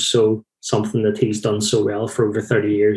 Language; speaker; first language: English; native; English